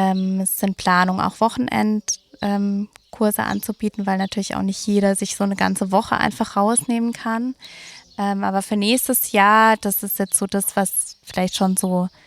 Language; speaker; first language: German; native; German